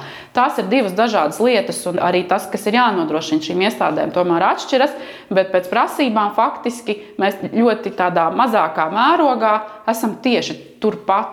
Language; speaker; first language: Latvian; native; Latvian